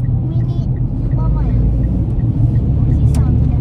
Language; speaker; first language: Japanese; early bilingual, other home language; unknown